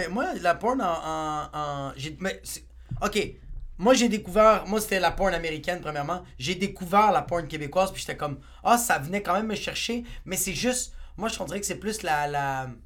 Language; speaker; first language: French; native; French